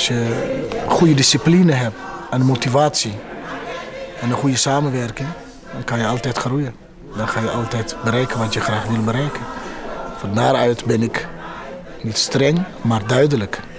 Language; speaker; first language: Dutch; non-native, fluent; Amharic